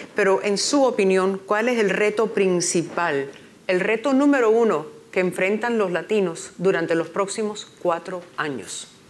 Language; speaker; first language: Spanish; early bilingual, heritage; Spanish